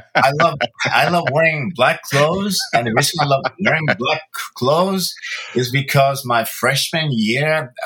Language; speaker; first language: English; early bilingual, other home language; Spanish